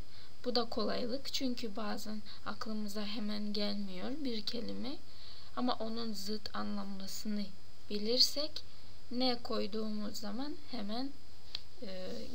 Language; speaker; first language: Turkish; non-native, fluent; Russian